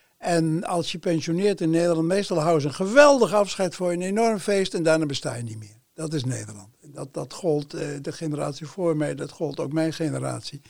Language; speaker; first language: Dutch; native; Dutch